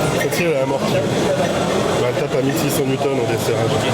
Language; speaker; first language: French; native; French